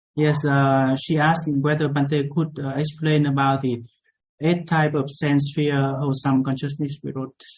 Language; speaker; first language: English; non-native, learner; Vietnamese